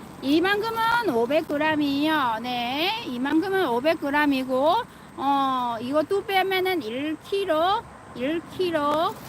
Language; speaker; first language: Korean; non-native, fluent; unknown